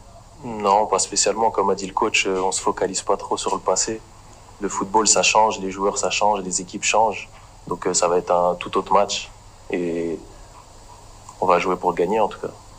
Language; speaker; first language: French; native; French